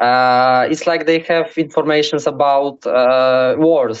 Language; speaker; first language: English; non-native, learner; Polish